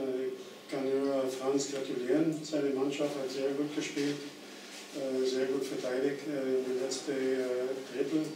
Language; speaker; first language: German; non-native, fluent; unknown